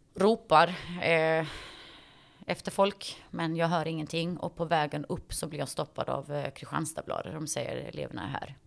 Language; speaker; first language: Swedish; early bilingual, other home language; Bosnian